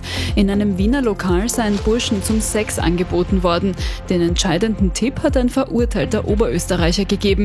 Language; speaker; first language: German; native; German